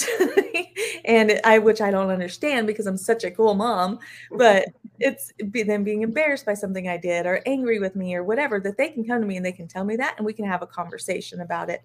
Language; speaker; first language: English; native; English